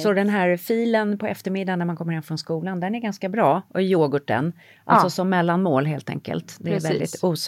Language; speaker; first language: Swedish; native; Swedish